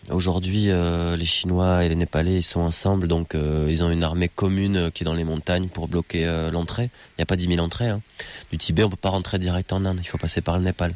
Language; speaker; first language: French; native; French